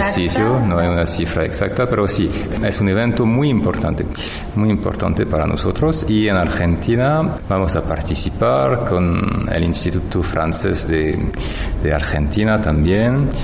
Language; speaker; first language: Spanish; non-native, fluent; French